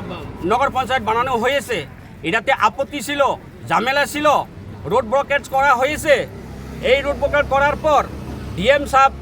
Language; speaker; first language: Bangla; non-native, local second language; Kok Borok